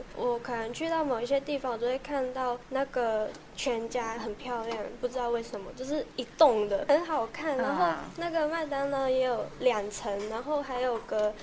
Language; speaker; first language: Chinese; non-native, local second language; Cantonese